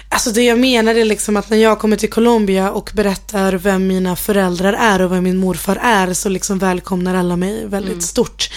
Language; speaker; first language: Swedish; early bilingual, other home language; Spanish